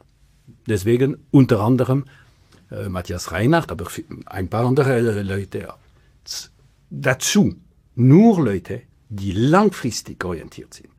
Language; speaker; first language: German; non-native, local second language; French